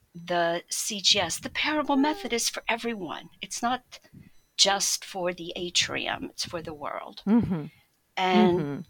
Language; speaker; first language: English; early bilingual, other home language; Polish